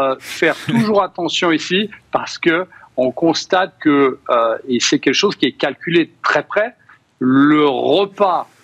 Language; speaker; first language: French; native; French